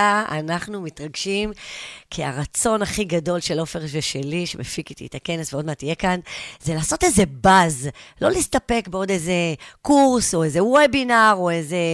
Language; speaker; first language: Hebrew; native; Hebrew